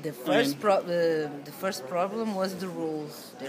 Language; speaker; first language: English; non-native, learner; Portuguese